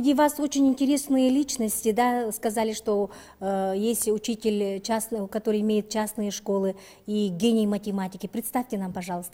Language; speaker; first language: Russian; native; Russian